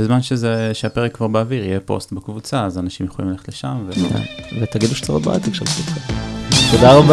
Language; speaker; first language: Hebrew; native; Hebrew